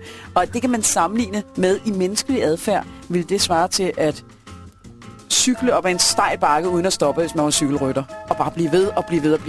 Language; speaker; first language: Danish; native; Danish